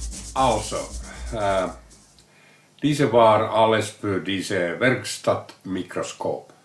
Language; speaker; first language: German; non-native, learner; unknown